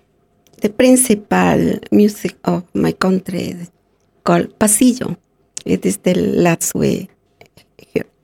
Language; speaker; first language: English; non-native, learner; Spanish